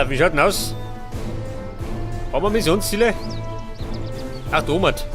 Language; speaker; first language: German; native; German